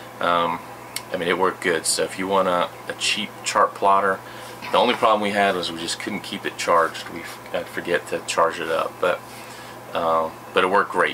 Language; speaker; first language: English; native; English